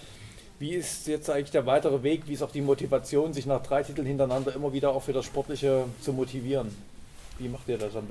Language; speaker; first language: German; native; German